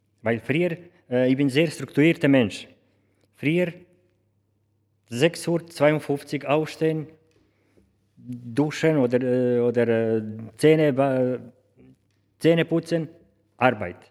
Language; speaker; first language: German; non-native, learner; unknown